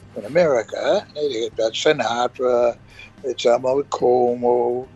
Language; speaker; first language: Italian; non-native, fluent; English